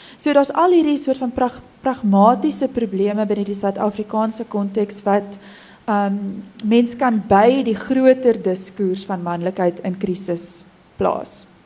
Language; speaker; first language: Afrikaans; native; Afrikaans